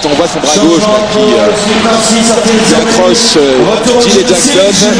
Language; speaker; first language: French; native; French